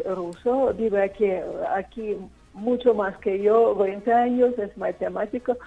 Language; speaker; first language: Spanish; non-native, fluent; Russian